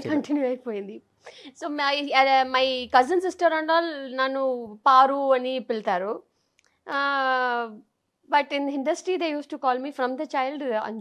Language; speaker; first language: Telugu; non-native, local second language; Tamil